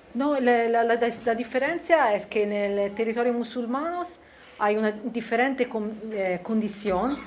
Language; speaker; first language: Spanish; non-native, learner; Italian